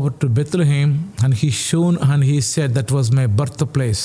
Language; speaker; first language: English; non-native, local second language; Telugu